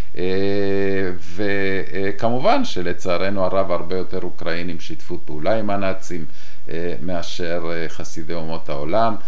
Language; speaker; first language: Hebrew; non-native, fluent; Spanish